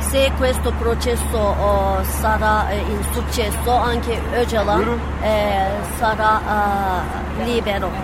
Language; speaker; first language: Italian; non-native, fluent; Turkish